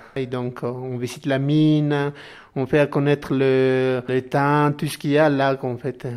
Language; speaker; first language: French; non-native, learner; Spanish